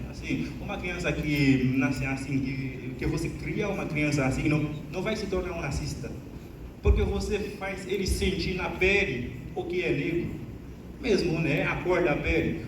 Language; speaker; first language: Portuguese; non-native, fluent; Haitian Creole